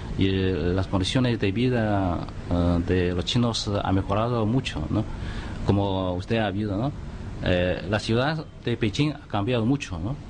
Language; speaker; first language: Spanish; non-native, fluent; Chinese